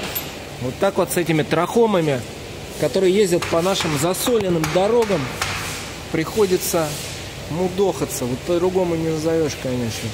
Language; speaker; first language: Russian; native; Russian